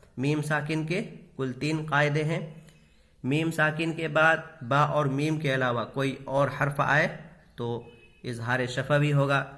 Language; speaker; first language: Urdu; native; Urdu